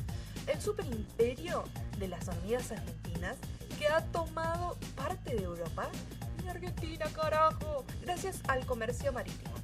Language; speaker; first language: Spanish; native; Spanish